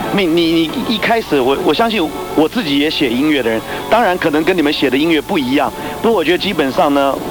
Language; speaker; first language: Chinese; native; Chinese